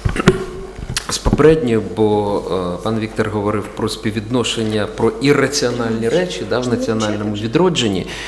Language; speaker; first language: Ukrainian; non-native, local second language; Russian